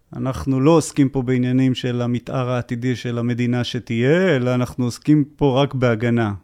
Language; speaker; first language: Hebrew; native; Hebrew